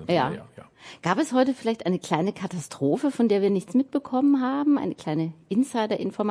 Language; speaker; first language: German; native; German